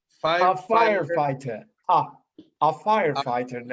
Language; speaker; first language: English; non-native, fluent; Spanish